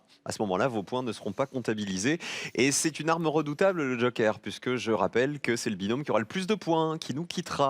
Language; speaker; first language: French; native; French